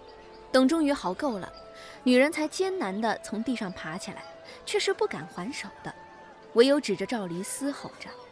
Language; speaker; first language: Chinese; native; Chinese